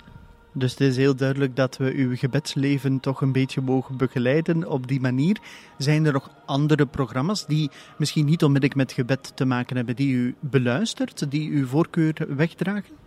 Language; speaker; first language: Dutch; native; Dutch